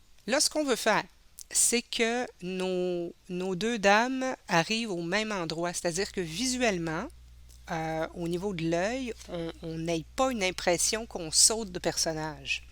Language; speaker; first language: French; native; French